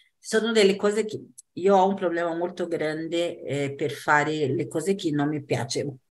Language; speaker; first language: Italian; non-native, fluent; Portuguese